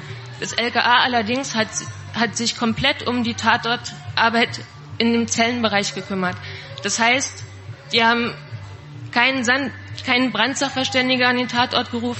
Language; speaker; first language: German; native; German